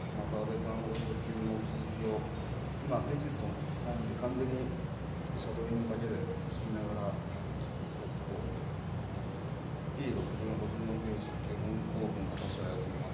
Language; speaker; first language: Vietnamese; non-native, learner; Japanese